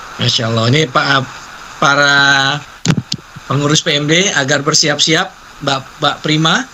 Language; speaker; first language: Indonesian; native; Indonesian